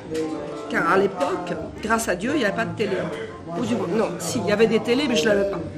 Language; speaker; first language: French; native; French